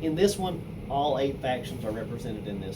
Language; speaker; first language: English; native; English